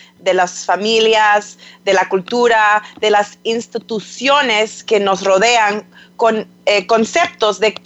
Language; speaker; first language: Spanish; non-native, fluent; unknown